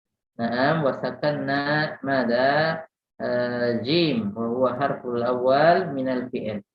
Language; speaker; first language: Arabic; non-native, fluent; Indonesian